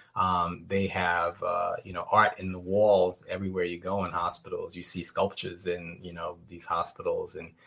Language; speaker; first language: English; native; English